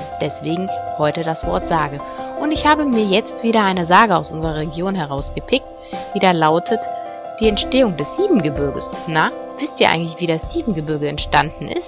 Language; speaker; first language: German; native; German